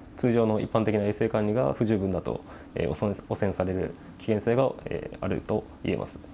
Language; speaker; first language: Japanese; native; Japanese